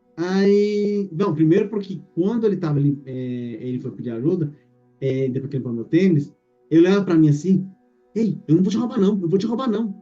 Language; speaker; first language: Portuguese; native; Portuguese